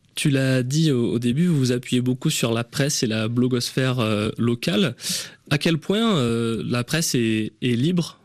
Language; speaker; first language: French; native; French